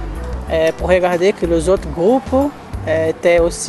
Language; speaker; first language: French; non-native, learner; Portuguese